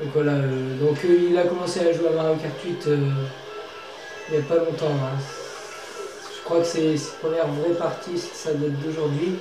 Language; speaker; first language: French; native; French